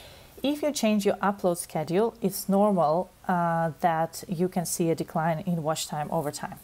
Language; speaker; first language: English; non-native, fluent; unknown